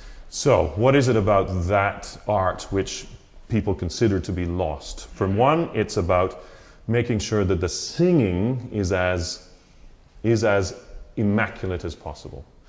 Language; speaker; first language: English; native; English